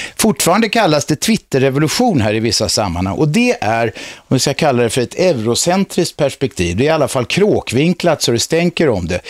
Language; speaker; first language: Swedish; native; Swedish